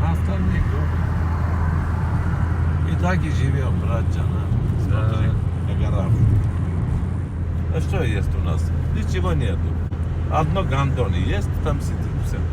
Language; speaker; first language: Russian; non-native, learner; Armenian